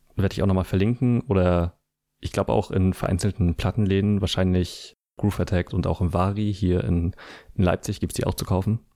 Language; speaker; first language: German; native; German